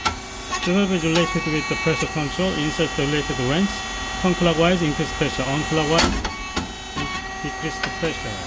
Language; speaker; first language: English; non-native, learner; Korean